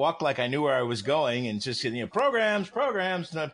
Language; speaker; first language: English; native; English